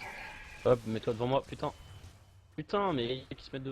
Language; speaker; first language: French; native; French